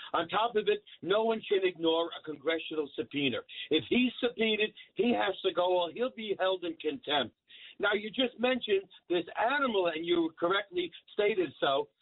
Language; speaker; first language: English; early bilingual, other home language; Italian